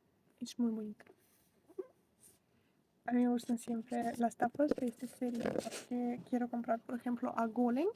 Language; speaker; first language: Spanish; non-native, fluent; Russian